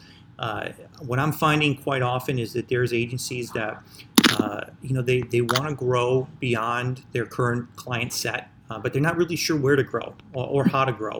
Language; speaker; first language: English; native; English